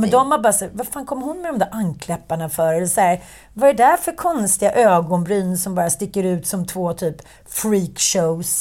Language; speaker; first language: Swedish; native; Swedish